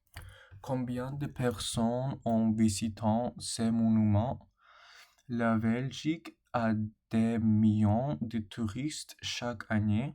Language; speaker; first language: French; non-native, learner; English